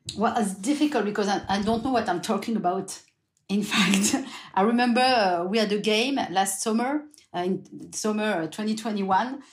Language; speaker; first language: English; non-native, fluent; French